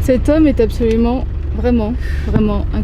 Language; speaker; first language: French; native; French